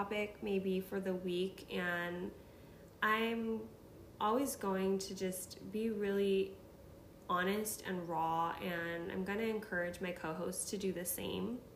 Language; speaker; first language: English; native; English